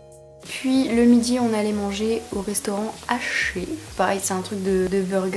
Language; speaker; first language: French; native; French